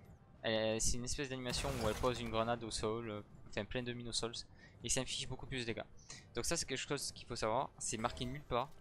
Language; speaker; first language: French; native; French